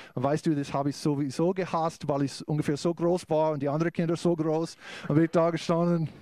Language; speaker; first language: German; non-native, fluent; English